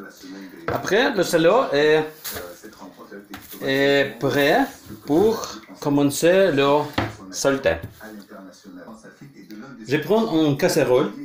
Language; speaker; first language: French; non-native, learner; Ukrainian